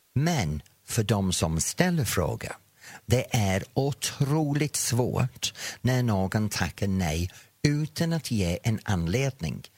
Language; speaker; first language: Swedish; non-native, fluent; English